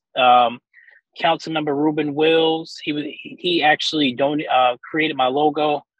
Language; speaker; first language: English; native; English